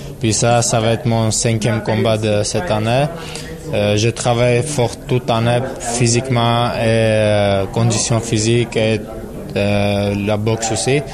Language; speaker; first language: French; non-native, learner; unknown